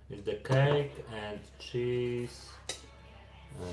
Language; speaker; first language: English; non-native, learner; Polish